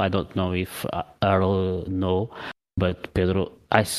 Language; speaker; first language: English; non-native, learner; Portuguese